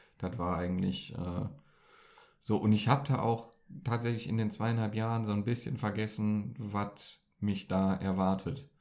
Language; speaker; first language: German; early bilingual, other home language; Turkish